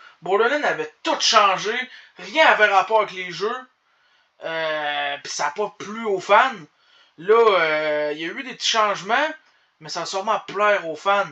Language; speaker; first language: French; native; French